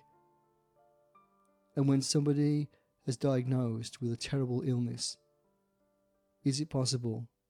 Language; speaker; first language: English; native; English